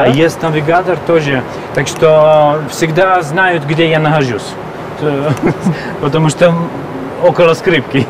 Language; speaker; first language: Russian; non-native, fluent; Hungarian